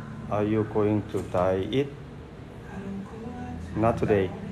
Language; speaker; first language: English; non-native, learner; Korean